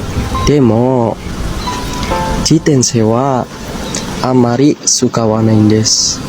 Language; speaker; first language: Japanese; non-native, learner; Indonesian